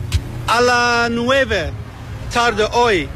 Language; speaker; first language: Spanish; non-native, learner; Arabic